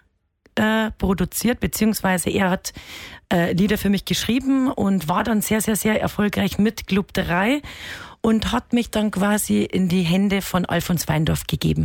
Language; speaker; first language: German; native; German